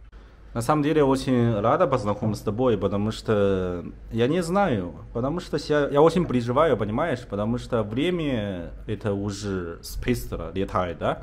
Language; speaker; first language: Russian; non-native, learner; Chinese